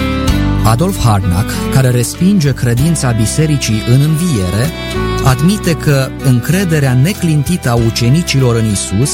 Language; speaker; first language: Romanian; native; Romanian